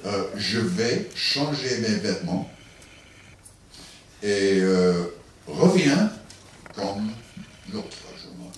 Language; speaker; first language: French; non-native, learner; English